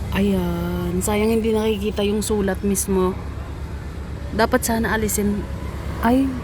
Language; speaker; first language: Filipino; native; Filipino